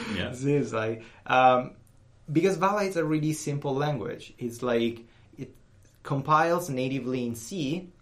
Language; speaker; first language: English; non-native, fluent; Italian